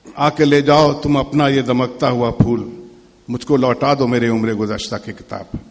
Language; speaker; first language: Urdu; native; Urdu